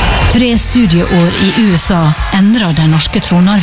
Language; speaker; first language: Norwegian; native; Norwegian